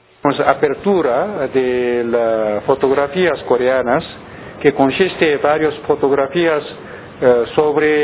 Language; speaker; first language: Spanish; non-native, learner; Korean